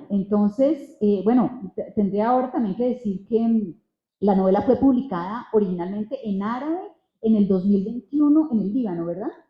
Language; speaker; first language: Spanish; native; Spanish